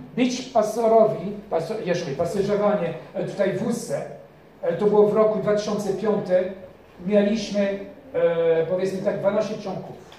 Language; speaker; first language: Polish; non-native, fluent; French